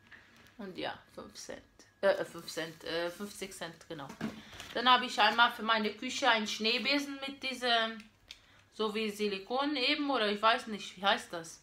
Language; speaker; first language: German; non-native, fluent; Portuguese